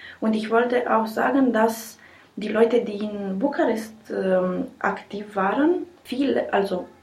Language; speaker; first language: German; non-native, learner; Romanian